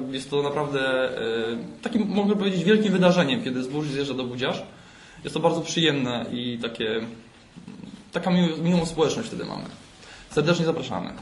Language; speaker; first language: Polish; native; Polish